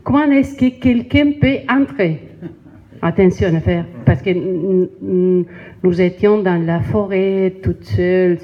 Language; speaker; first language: French; non-native, learner; Spanish